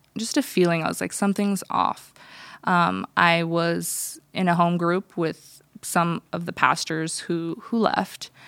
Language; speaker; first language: English; early bilingual, other home language; Russian